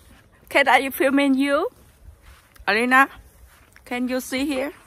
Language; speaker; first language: English; non-native, learner; Vietnamese